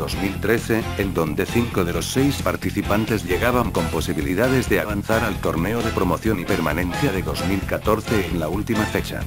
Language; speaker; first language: Spanish; native; Spanish